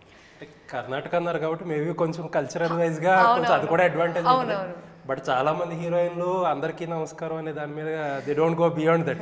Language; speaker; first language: Telugu; native; Telugu